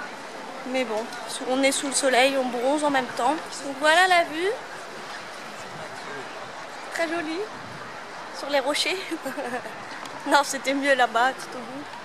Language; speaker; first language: French; native; French